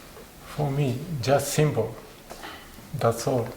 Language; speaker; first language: English; non-native, learner; Japanese